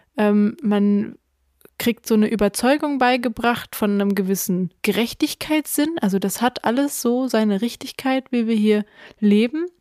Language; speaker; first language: German; early bilingual, other home language; Russian